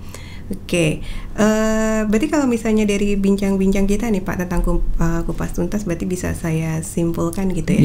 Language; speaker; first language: Indonesian; native; Indonesian